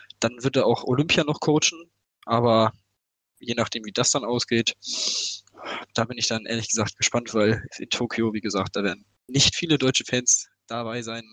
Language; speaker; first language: German; native; German